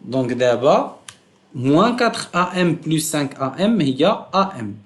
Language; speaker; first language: French; non-native, local second language; Arabic